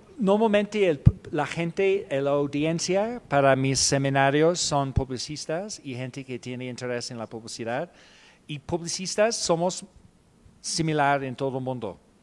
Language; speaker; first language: Spanish; non-native, fluent; English